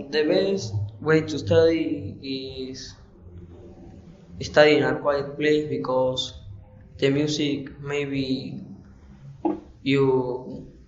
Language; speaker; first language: English; non-native, learner; Spanish